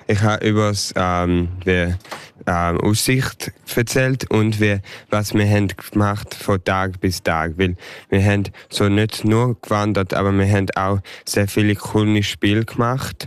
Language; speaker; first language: German; early bilingual, heritage; English